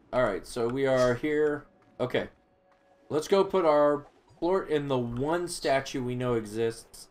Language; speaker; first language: English; native; English